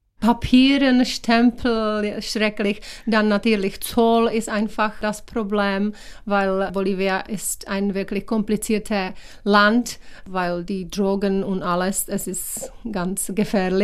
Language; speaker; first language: German; non-native, learner; Czech